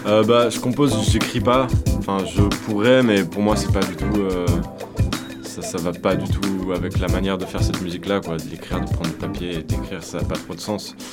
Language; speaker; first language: French; native; French